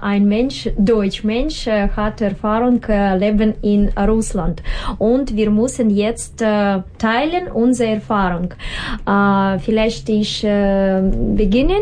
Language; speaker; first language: German; non-native, learner; Russian